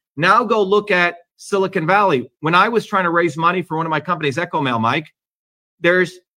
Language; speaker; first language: English; non-native, local second language; Tamil